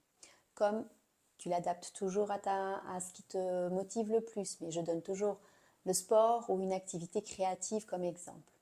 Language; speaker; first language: French; native; French